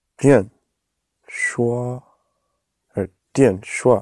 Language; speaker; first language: Chinese; non-native, learner; English